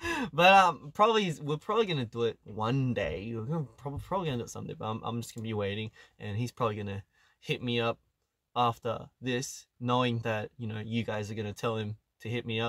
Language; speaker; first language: English; early bilingual, other home language; Korean